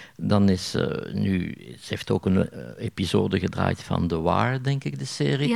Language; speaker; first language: Dutch; native; Dutch